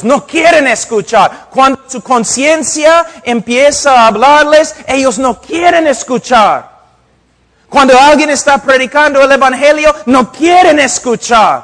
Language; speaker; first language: Spanish; non-native, fluent; English